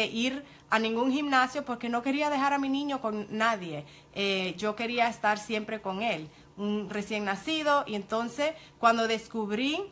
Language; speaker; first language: Spanish; early bilingual, heritage; Spanish